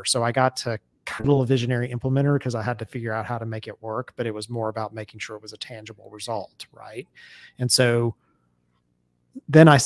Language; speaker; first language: English; native; English